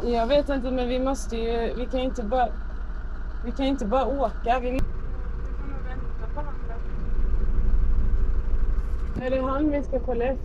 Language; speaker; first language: Swedish; native; Swedish